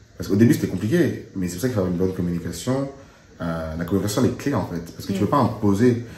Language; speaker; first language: French; early bilingual, other home language; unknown